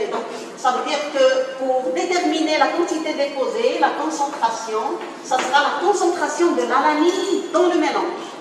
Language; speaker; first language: French; non-native, local second language; Arabic